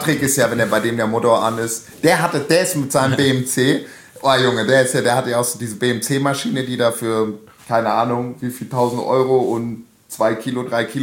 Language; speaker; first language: German; native; German